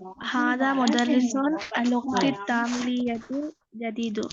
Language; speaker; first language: Arabic; non-native, learner; Tamil